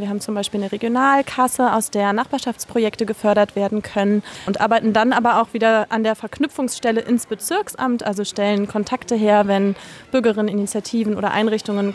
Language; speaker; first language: German; native; German